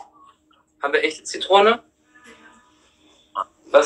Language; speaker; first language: German; native; German